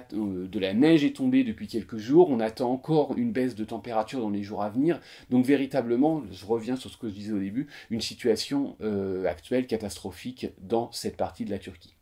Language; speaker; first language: French; native; French